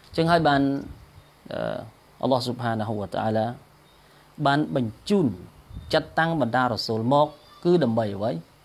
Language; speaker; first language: Khmer; non-native, local second language; Eastern Cham